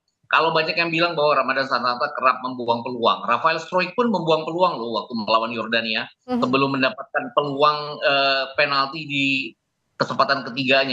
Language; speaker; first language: Indonesian; native; Indonesian